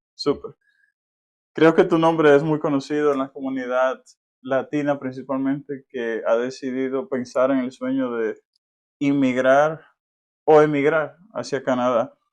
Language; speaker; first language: Spanish; native; Spanish